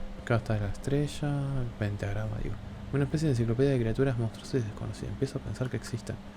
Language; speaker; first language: Spanish; native; Spanish